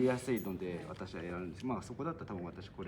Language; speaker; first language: Japanese; native; Japanese